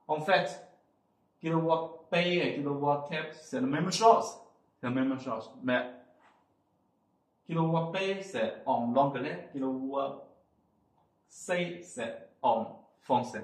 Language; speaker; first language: French; non-native, fluent; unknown